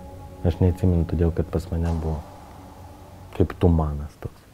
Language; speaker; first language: Lithuanian; non-native, learner; Ukrainian